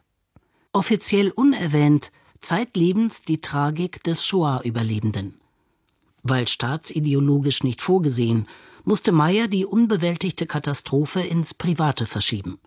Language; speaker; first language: German; native; German